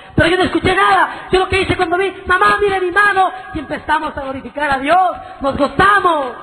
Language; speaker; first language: Spanish; native; Spanish